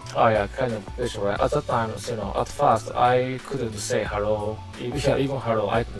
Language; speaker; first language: English; non-native, learner; Japanese